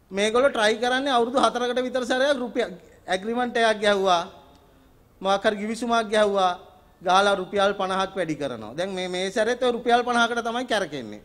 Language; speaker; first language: Sinhala; native; Sinhala